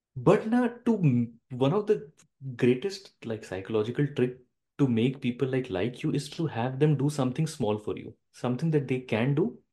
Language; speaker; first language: Hindi; non-native, local second language; Bangla